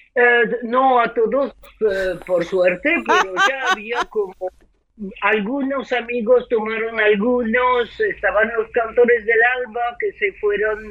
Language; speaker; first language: Spanish; non-native, fluent; French